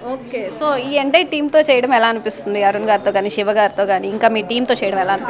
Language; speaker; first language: Telugu; native; Telugu